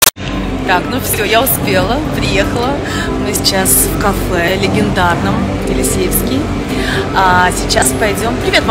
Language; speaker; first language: Russian; native; Russian